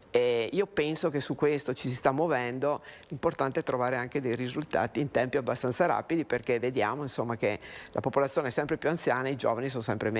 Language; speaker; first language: Italian; native; Italian